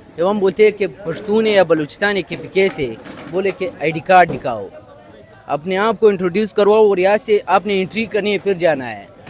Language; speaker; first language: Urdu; non-native, local second language; Pashto